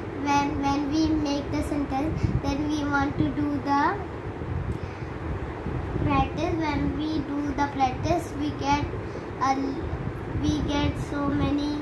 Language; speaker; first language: English; non-native, learner; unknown